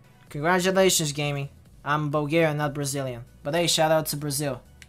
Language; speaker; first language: English; non-native, fluent; Bulgarian